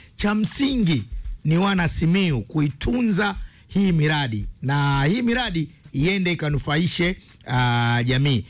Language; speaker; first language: Swahili; native; Swahili